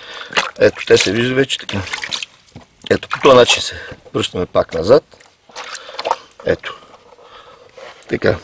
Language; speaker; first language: Bulgarian; native; Bulgarian